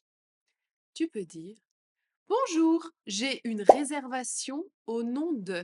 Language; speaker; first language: French; native; French